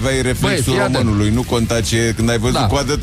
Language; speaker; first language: Romanian; native; Romanian